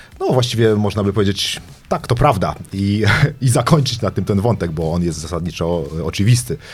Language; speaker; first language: Polish; native; Polish